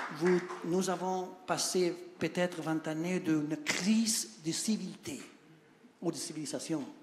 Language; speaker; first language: French; non-native, learner; Italian